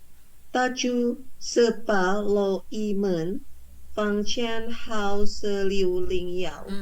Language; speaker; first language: Chinese; non-native, learner; Indonesian